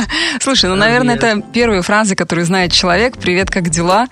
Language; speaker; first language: Russian; native; Russian